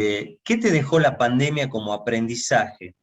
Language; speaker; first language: Spanish; native; Spanish